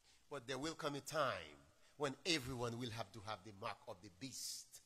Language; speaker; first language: English; non-native, fluent; Haitian Creole